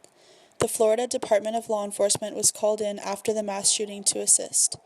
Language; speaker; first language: English; native; English